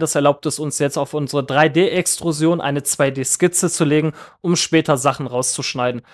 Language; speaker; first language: German; native; German